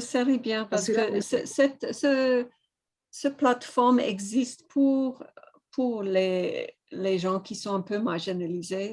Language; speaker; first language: French; non-native, fluent; English